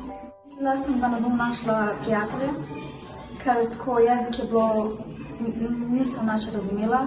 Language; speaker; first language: Slovenian; early bilingual, other home language; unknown